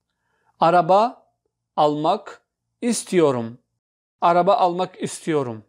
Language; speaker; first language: Turkish; non-native, fluent; Urdu